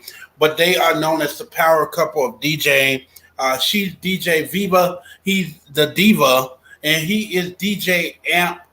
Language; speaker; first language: English; native; English